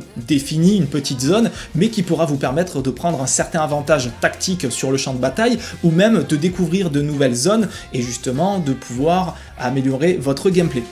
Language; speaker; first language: French; native; French